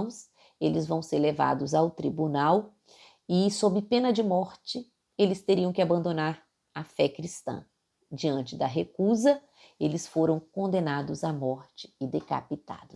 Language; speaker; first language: Portuguese; native; Portuguese